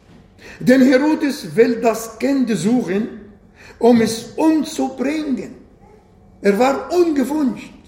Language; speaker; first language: German; non-native, fluent; Arabic